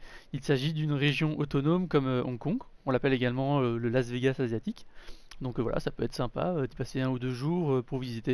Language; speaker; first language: French; native; French